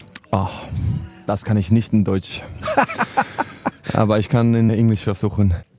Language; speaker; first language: German; non-native, learner; Norwegian